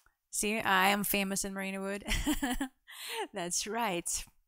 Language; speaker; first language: English; non-native, fluent; Russian